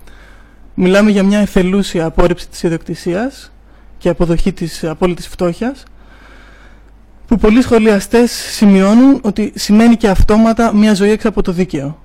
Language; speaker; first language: Greek; native; Greek